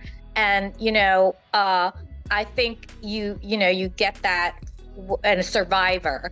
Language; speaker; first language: English; native; English